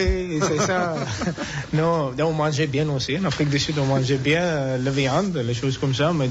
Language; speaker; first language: French; non-native, learner; English